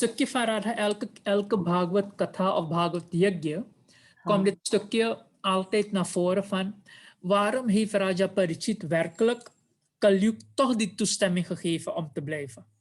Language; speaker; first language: Dutch; non-native, local second language; Caribbean Hindustani